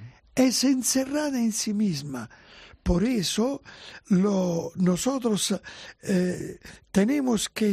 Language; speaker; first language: Spanish; non-native, fluent; Italian